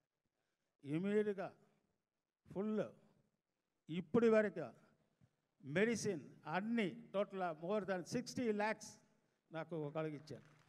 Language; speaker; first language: Telugu; non-native, fluent; Tamil